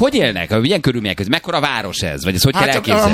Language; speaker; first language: Hungarian; native; Hungarian